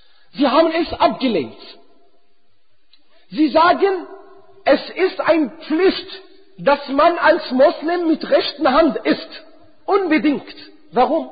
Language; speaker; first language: German; non-native, fluent; Arabic